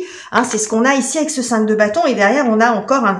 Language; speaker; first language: French; native; French